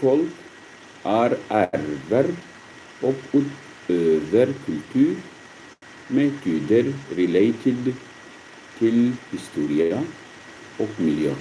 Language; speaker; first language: Swedish; non-native, learner; Arabic